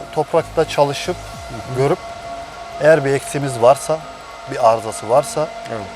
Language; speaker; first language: Turkish; native; Turkish